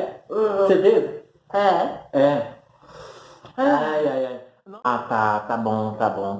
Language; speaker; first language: Portuguese; non-native, fluent; Haitian Creole